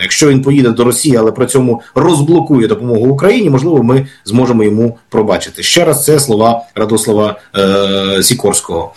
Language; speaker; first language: Ukrainian; native; Ukrainian